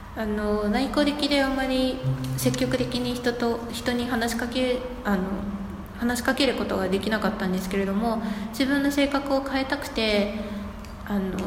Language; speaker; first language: Japanese; non-native, fluent; Chinese